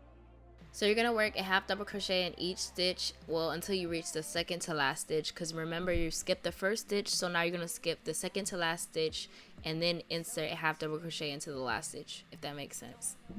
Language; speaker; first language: English; native; English